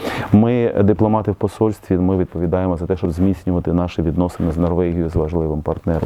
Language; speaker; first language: Ukrainian; native; Ukrainian